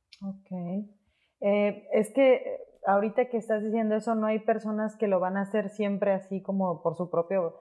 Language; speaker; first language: Spanish; native; Spanish